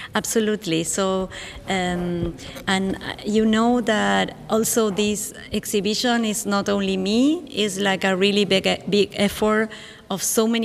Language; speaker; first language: English; non-native, fluent; Spanish